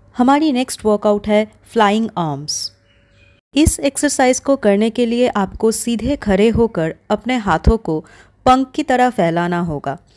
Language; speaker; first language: Hindi; native; Hindi